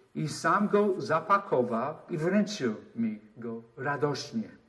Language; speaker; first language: Polish; non-native, fluent; English